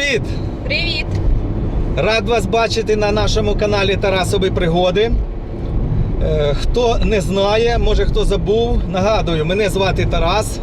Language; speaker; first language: Ukrainian; non-native, local second language; Russian